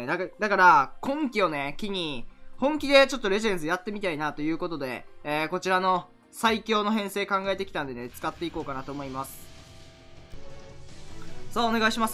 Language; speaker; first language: Japanese; native; Japanese